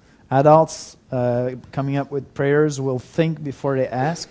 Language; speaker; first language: English; non-native, fluent; French